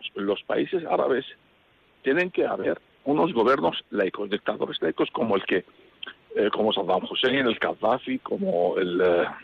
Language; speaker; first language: Spanish; non-native, fluent; Arabic